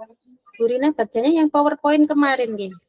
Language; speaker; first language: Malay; non-native, local second language; Javanese